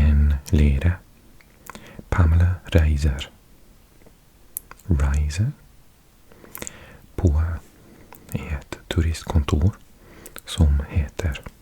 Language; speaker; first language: Norwegian; non-native, learner; English